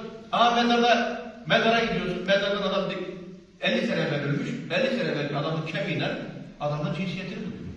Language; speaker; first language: Turkish; native; Turkish